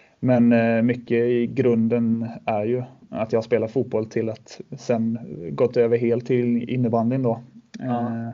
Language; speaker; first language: Swedish; native; Swedish